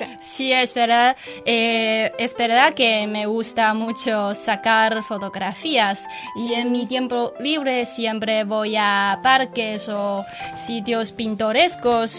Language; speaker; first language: Spanish; non-native, fluent; Chinese